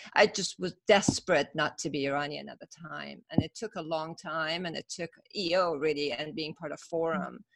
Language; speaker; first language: English; early bilingual, other home language; Persian